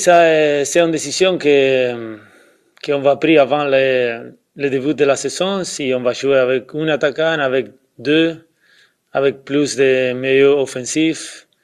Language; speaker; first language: French; non-native, fluent; Spanish